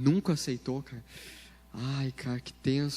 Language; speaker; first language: Portuguese; native; Portuguese